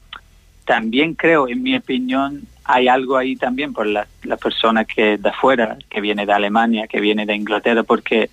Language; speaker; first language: Spanish; non-native, learner; English